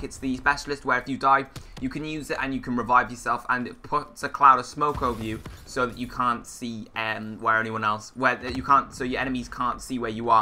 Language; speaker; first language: English; native; English